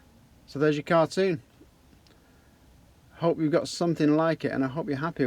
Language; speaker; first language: English; native; English